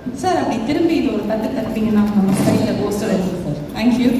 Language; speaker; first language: Tamil; native; Tamil